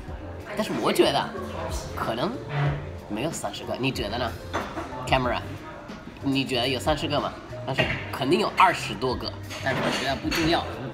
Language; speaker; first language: Chinese; non-native, fluent; English